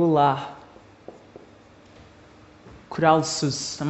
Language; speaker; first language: Turkish; non-native, learner; Portuguese